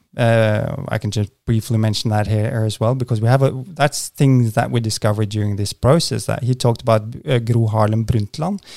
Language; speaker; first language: English; non-native, fluent; Norwegian